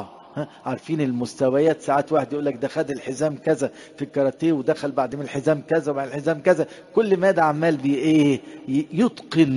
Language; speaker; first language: Arabic; native; Arabic